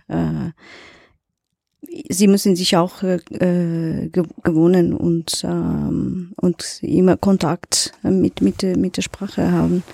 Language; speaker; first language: German; non-native, learner; Portuguese